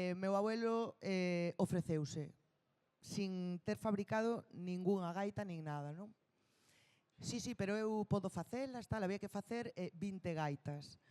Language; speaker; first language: Galician; non-native, local second language; Spanish